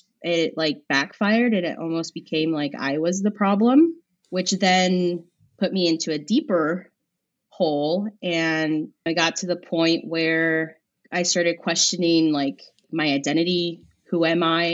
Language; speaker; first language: English; native; English